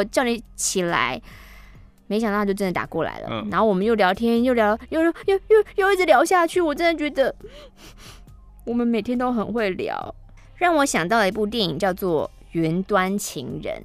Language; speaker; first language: Chinese; native; Chinese